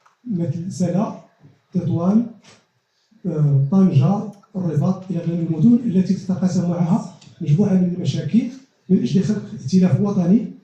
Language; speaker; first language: Arabic; native; Arabic